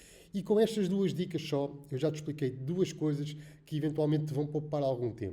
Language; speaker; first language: Portuguese; native; Portuguese